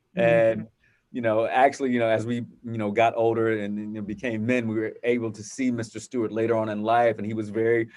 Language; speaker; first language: English; native; English